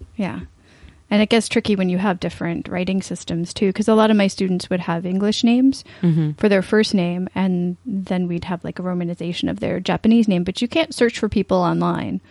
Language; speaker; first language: English; native; English